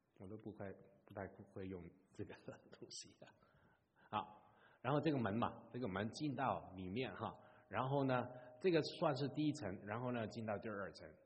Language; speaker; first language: Chinese; non-native, local second language; Cantonese